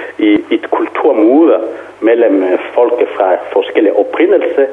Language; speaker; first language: Danish; non-native, fluent; Kongo